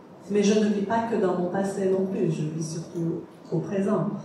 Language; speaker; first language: French; non-native, fluent; Persian